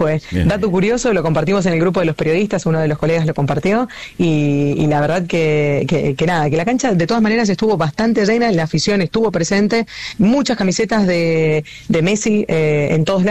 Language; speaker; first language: Spanish; native; Spanish